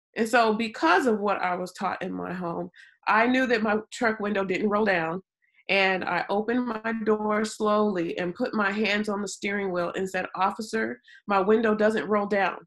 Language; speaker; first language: English; native; English